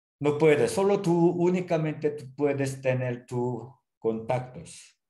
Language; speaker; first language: Spanish; non-native, learner; Korean